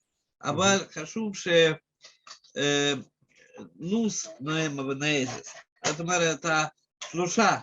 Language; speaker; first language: Hebrew; non-native, fluent; Russian